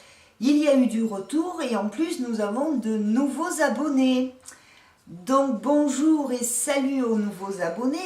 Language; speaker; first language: French; native; French